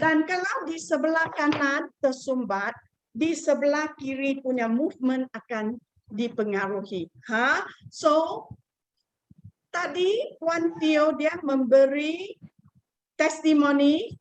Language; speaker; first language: Indonesian; non-native, local second language; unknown